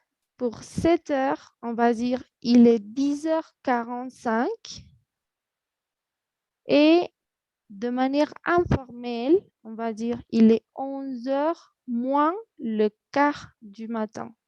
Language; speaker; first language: French; non-native, fluent; Spanish